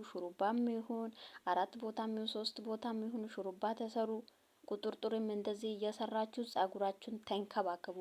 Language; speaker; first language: Amharic; non-native, local second language; Oromo